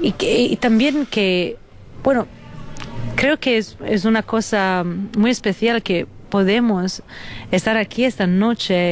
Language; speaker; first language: Spanish; non-native, fluent; Italian